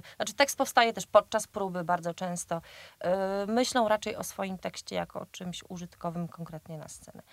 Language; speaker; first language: Polish; native; Polish